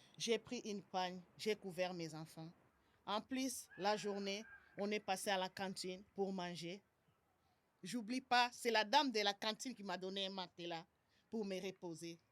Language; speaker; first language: French; non-native, local second language; Lingala